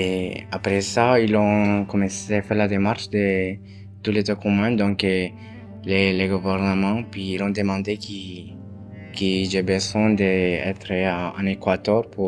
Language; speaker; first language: French; non-native, fluent; Spanish